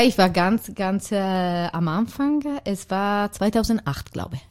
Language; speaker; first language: German; non-native, learner; Italian